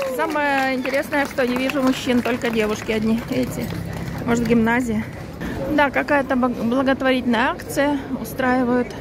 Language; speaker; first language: Russian; native; Russian